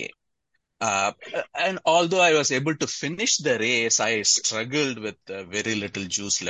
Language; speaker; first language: English; non-native, local second language; Tamil